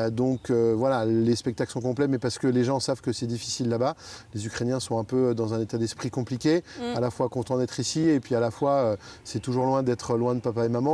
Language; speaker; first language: French; native; French